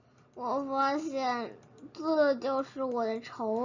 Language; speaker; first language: Chinese; early bilingual, heritage; Chinese